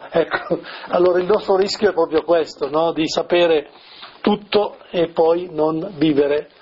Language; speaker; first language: Italian; native; Italian